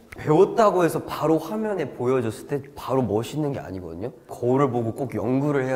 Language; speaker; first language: Korean; early bilingual, heritage; Korean